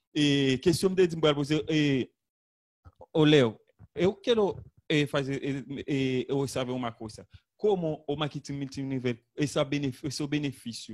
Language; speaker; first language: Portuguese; non-native, learner; Haitian Creole